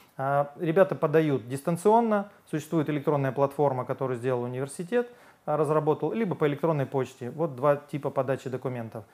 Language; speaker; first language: Russian; native; Russian